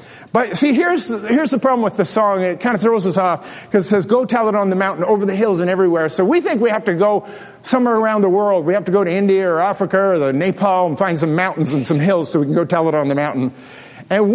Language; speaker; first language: English; native; English